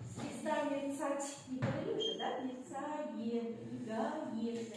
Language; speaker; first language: Russian; non-native, local second language; Kazakh